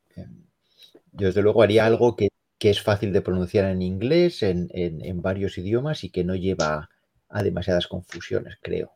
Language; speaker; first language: Spanish; native; Spanish